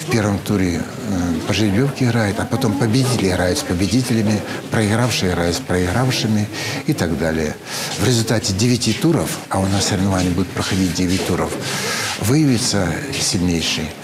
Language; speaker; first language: Russian; native; Russian